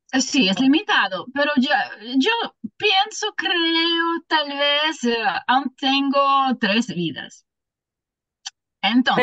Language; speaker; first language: Spanish; non-native, learner; English